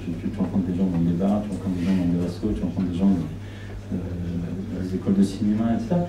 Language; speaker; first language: French; non-native, fluent; Spanish